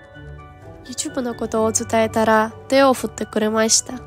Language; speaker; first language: Japanese; non-native, fluent; Ukrainian